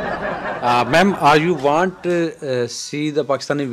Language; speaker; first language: English; non-native, learner; Punjabi